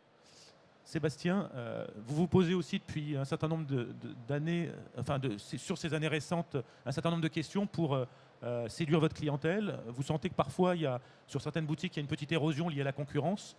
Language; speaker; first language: French; native; French